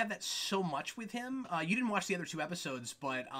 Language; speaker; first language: English; native; English